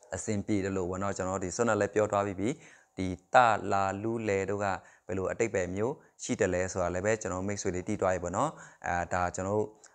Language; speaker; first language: Burmese; non-native, local second language; Shan